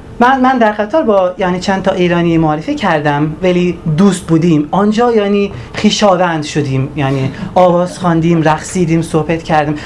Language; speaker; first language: Persian; non-native, learner; Turkish